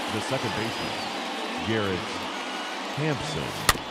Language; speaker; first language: English; native; English